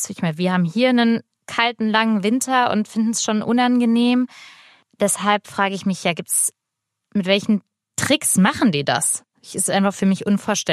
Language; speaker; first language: German; native; German